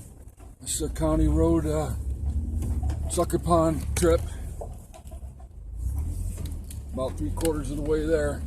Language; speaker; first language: English; native; English